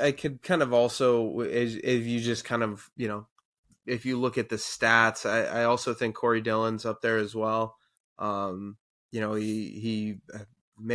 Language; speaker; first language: English; native; English